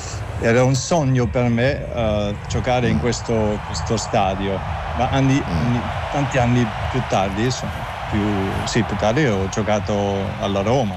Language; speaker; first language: Italian; non-native, learner; German